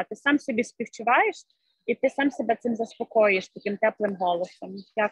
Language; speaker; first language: Ukrainian; native; Ukrainian